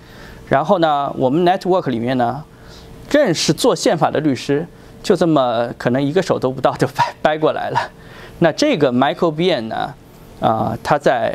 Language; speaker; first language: Chinese; native; Chinese